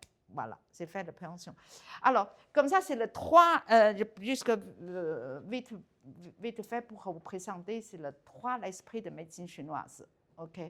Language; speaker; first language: French; non-native, learner; Chinese